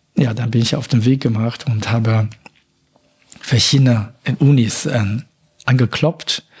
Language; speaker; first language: German; non-native, fluent; Chinese